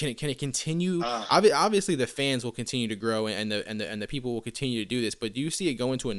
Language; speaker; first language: English; native; English